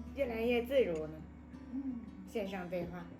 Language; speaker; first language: Chinese; native; Chinese